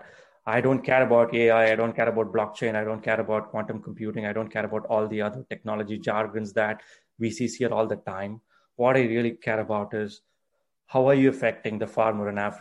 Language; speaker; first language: English; non-native, local second language; Tamil